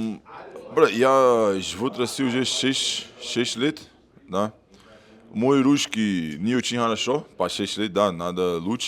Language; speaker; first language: Russian; non-native, learner; Portuguese